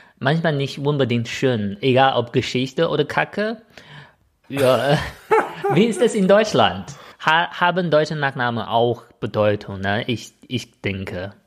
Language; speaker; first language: German; non-native, fluent; Chinese